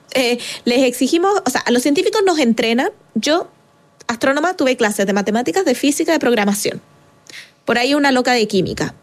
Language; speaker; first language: Spanish; native; Spanish